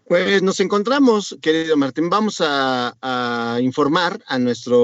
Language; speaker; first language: Spanish; native; Spanish